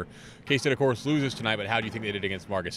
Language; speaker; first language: English; native; English